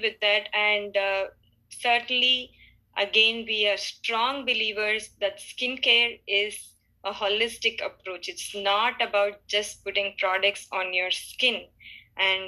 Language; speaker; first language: English; non-native, local second language; Tamil